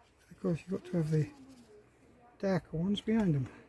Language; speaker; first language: English; native; English